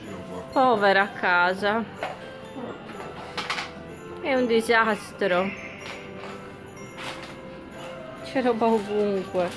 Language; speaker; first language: Italian; native; Italian